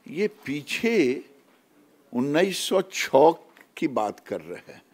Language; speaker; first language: Hindi; native; Hindi